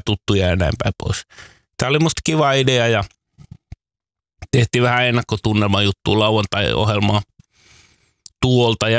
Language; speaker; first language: Finnish; native; Finnish